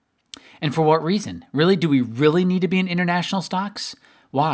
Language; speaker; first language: English; native; English